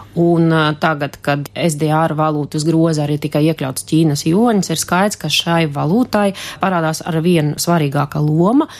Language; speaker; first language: Latvian; non-native, local second language; Russian